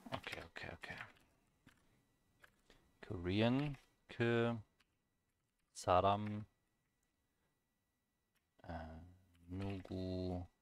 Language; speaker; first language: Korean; non-native, learner; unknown